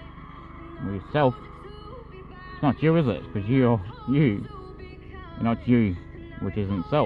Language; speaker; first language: English; native; English